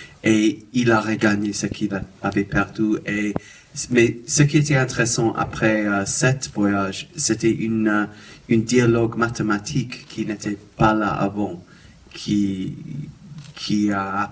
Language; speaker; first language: French; non-native, fluent; English